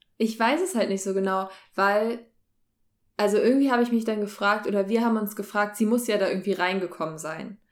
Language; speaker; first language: German; native; German